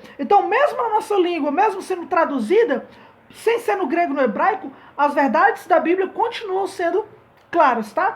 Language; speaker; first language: Portuguese; native; Portuguese